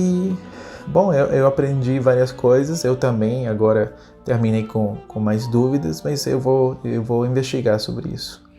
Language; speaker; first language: Portuguese; non-native, fluent; Spanish